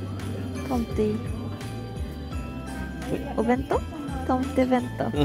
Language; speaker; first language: Swedish; non-native, learner; Japanese